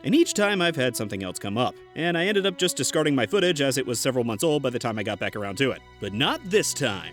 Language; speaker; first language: English; native; English